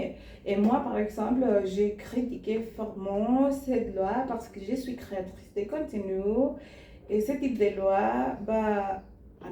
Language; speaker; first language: French; non-native, learner; Spanish